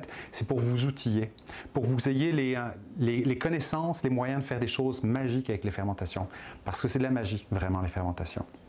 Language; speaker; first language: French; native; French